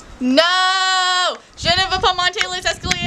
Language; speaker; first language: French; non-native, learner; English